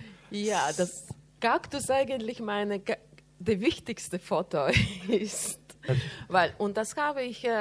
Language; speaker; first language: German; non-native, learner; Latvian